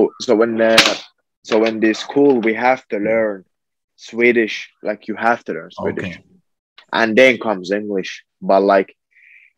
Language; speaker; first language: English; non-native, fluent; Finnish